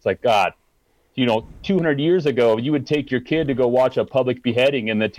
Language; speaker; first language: English; native; English